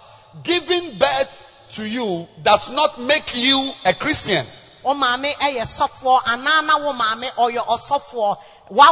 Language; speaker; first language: English; non-native, local second language; Akan